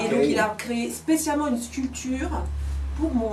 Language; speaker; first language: French; native; French